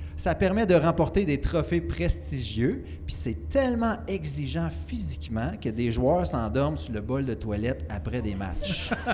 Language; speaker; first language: French; native; French